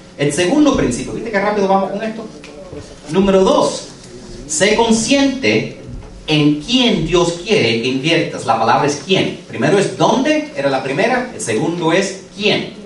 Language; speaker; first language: Spanish; non-native, fluent; English